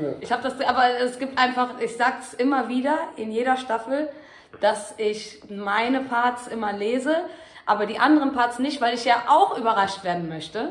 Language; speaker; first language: German; native; German